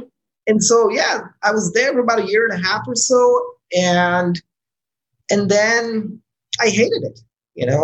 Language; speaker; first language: English; non-native, local second language; Urdu